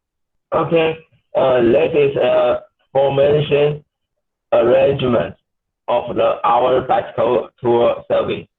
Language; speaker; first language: English; non-native, learner; Chinese